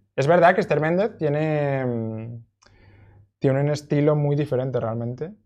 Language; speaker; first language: Spanish; native; Spanish